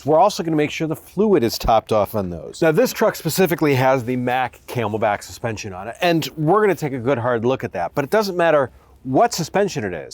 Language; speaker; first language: English; native; English